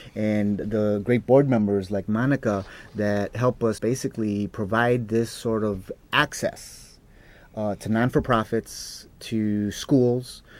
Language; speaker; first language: English; early bilingual, other home language; Spanish